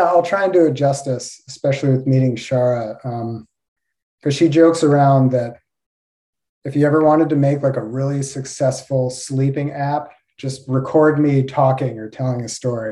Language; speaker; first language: English; native; English